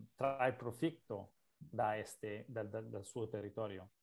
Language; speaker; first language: Spanish; non-native, learner; Italian